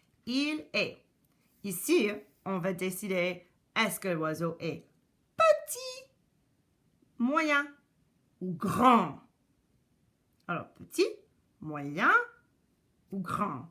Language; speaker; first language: French; non-native, local second language; English